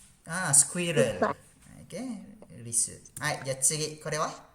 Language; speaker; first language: Japanese; non-native, fluent; Malay